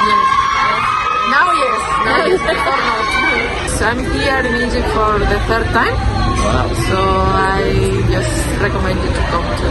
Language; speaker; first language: English; non-native, fluent; Spanish